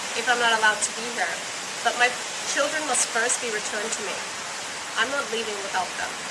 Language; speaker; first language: English; native; English